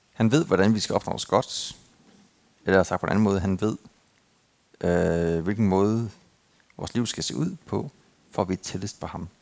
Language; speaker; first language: Danish; native; Danish